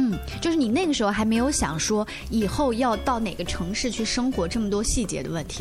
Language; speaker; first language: Chinese; native; Chinese